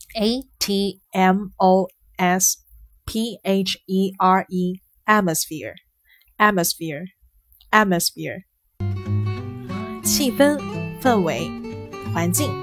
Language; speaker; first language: English; non-native, fluent; Chinese